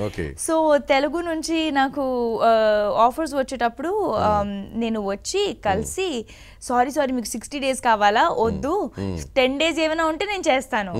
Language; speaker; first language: Telugu; non-native, local second language; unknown